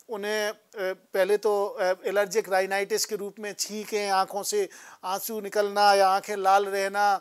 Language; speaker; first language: Hindi; native; Hindi